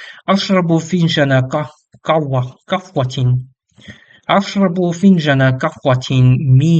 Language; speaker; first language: Arabic; non-native, learner; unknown